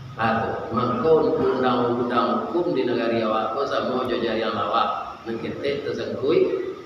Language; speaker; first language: Malay; non-native, local second language; Minangkabau